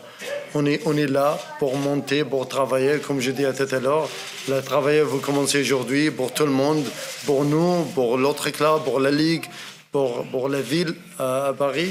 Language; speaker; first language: French; non-native, learner; Arabic